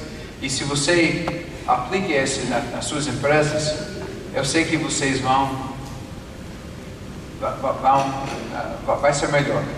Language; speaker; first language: Portuguese; non-native, fluent; English